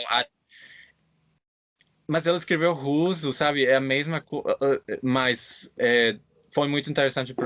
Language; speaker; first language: Portuguese; non-native, fluent; English